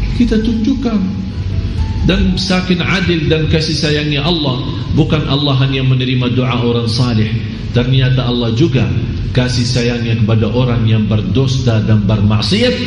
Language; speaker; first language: Malay; non-native, fluent; Arabic